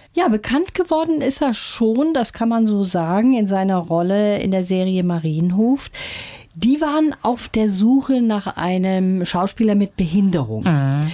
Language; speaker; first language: German; native; German